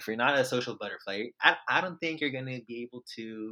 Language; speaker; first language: English; non-native, local second language; Filipino